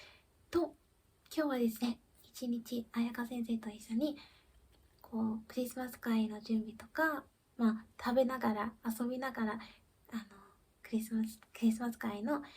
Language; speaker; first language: Japanese; early bilingual, heritage; Japanese